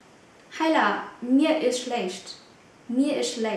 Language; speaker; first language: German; non-native, fluent; Vietnamese